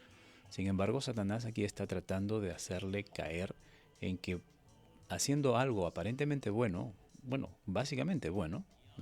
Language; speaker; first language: Spanish; native; Spanish